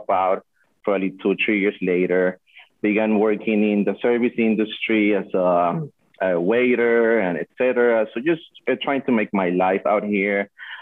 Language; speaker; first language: English; non-native, fluent; Spanish